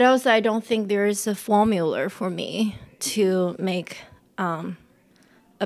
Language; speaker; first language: English; non-native, fluent; Chinese